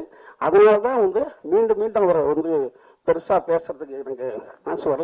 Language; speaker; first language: Tamil; native; Tamil